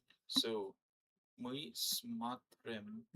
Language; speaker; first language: Russian; non-native, learner; English